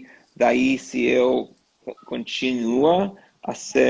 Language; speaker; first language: Portuguese; non-native, learner; English